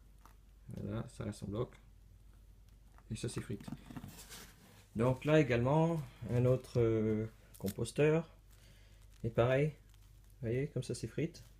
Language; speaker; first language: French; native; French